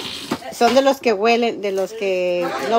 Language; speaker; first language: Spanish; native; Spanish